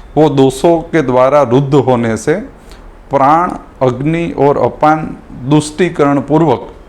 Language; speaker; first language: Hindi; non-native, local second language; Gujarati